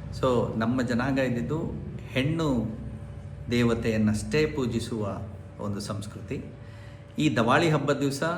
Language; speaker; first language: Kannada; non-native, local second language; Lambadi